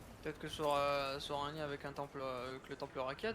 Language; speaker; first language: French; native; French